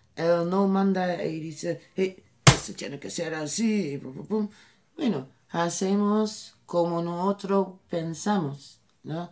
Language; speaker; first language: Spanish; non-native, learner; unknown